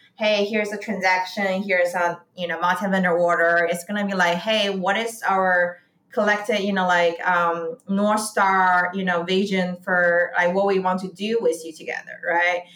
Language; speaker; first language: English; non-native, fluent; Chinese